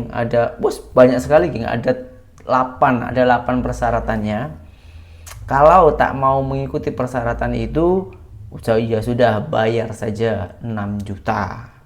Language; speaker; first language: Indonesian; native; Indonesian